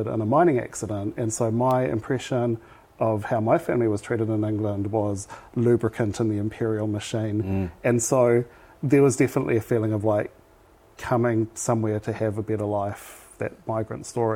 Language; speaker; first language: English; native; English